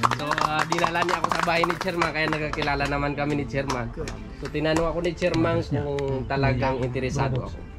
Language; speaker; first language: Filipino; non-native, local second language; Maranao